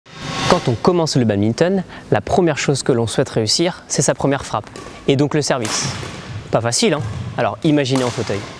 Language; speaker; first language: French; native; French